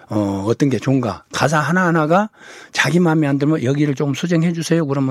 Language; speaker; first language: Korean; native; Korean